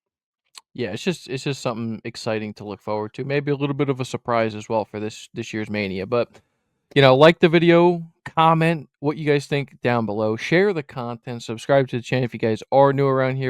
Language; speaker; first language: English; native; English